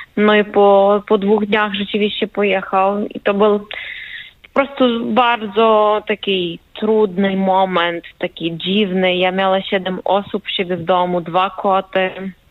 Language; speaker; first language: Polish; non-native, fluent; Ukrainian